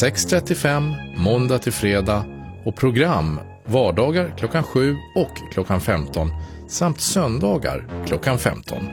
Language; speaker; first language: Swedish; native; Swedish